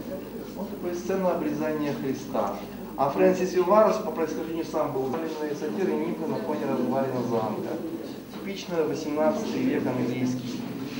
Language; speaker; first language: Russian; native; Russian